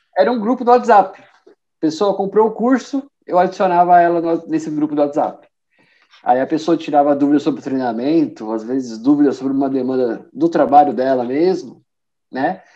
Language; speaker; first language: Portuguese; native; Portuguese